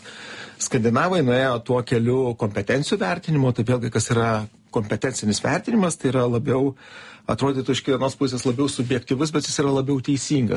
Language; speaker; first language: Lithuanian; native; Lithuanian